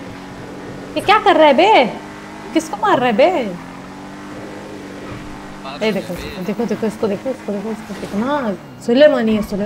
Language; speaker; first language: Hindi; native; Hindi